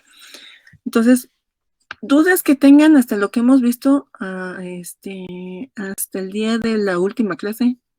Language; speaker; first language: Spanish; native; Spanish